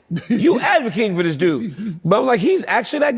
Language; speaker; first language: English; native; English